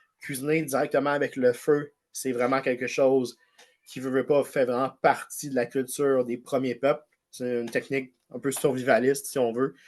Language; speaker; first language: French; native; French